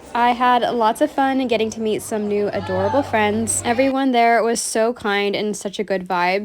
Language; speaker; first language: English; native; English